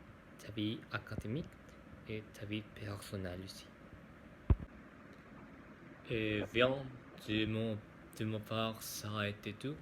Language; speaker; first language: French; non-native, learner; Spanish